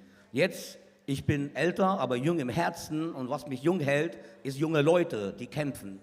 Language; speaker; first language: German; non-native, fluent; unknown